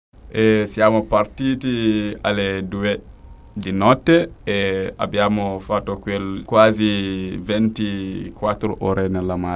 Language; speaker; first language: Italian; non-native, learner; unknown